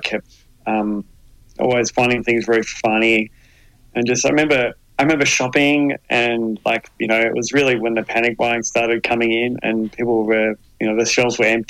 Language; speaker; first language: English; native; English